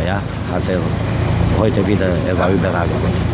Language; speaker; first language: German; non-native, fluent; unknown